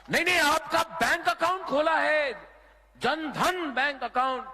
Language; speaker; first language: Hindi; non-native, local second language; Kok Borok